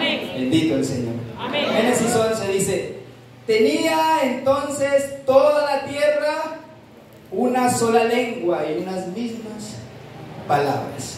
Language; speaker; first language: Spanish; native; Spanish